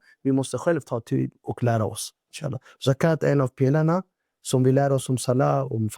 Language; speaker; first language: Swedish; non-native, fluent; Urdu